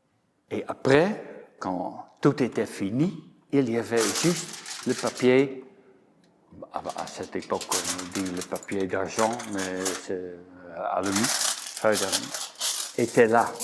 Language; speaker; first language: French; non-native, fluent; Dutch